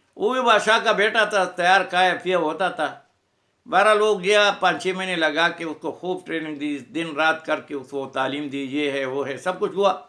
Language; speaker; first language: Urdu; non-native, local second language; Pashto